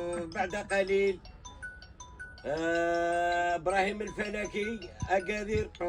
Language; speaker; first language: Arabic; native; Arabic